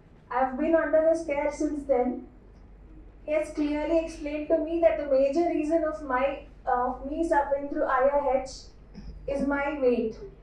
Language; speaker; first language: English; non-native, local second language; Telugu